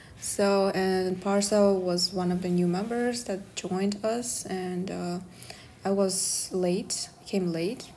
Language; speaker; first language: English; non-native, fluent; Kazakh